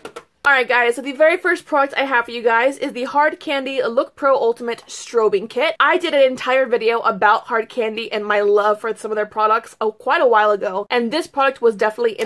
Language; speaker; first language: English; native; English